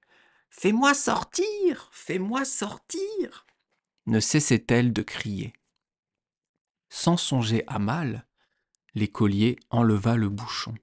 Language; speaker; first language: French; native; French